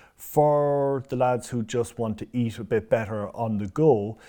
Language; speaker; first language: English; native; English